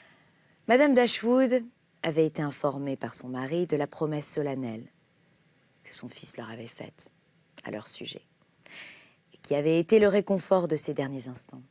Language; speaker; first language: French; native; French